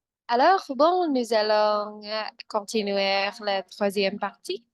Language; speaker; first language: French; non-native, learner; Indonesian